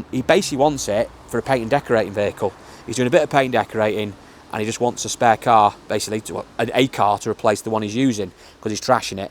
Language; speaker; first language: English; native; English